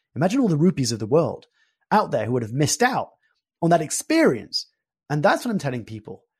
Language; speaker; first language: English; early bilingual, other home language; French